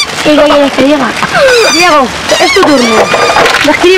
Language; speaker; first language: Spanish; native; Spanish